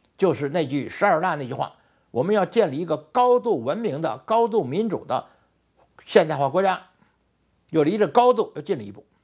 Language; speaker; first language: Chinese; native; Chinese